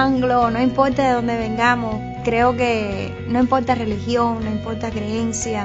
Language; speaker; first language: Spanish; native; Spanish